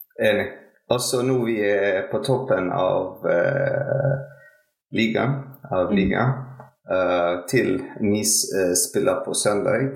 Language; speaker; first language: Norwegian; non-native, fluent; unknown